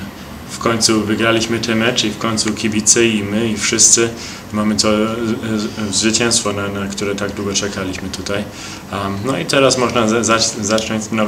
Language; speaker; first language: Polish; early bilingual, heritage; Polish